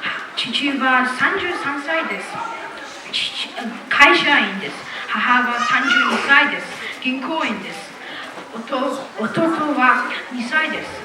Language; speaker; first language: Japanese; non-native, learner; Mongolian